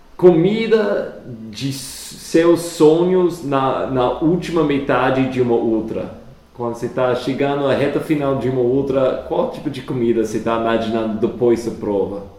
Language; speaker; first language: Portuguese; non-native, fluent; English